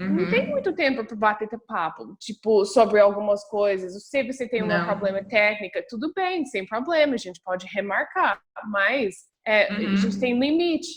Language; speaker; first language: Portuguese; non-native, fluent; English